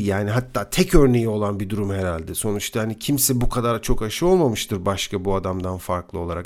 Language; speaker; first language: Turkish; native; Turkish